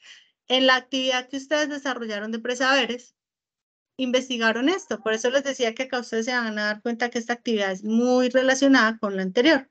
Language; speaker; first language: Spanish; native; Spanish